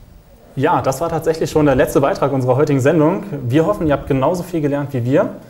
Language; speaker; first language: German; native; German